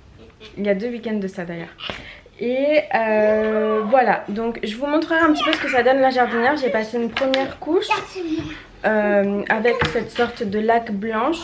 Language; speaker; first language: French; native; French